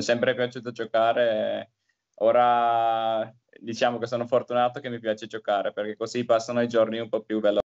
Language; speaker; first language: Italian; non-native, learner; Finnish